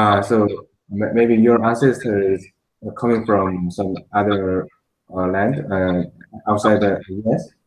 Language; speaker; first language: English; non-native, learner; Korean